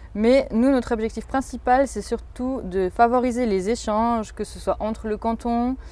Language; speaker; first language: French; native; French